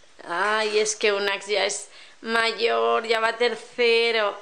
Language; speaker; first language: Spanish; native; Spanish